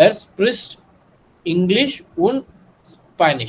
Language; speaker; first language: German; non-native, learner; Tamil